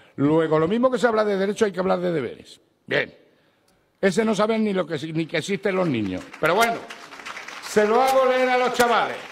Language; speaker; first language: Spanish; native; Spanish